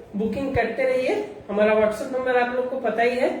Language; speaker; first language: Hindi; non-native, local second language; Bangla